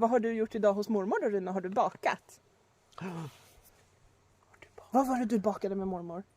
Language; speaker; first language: Swedish; native; Swedish